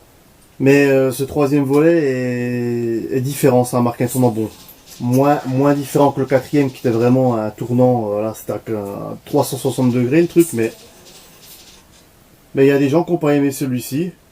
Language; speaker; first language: French; native; French